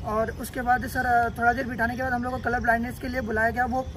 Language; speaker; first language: Hindi; non-native, local second language; Marathi